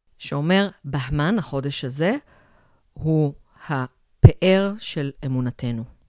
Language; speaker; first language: Hebrew; native; Hebrew